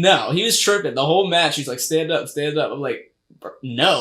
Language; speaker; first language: English; native; English